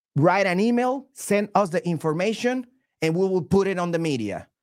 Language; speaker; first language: English; non-native, fluent; Spanish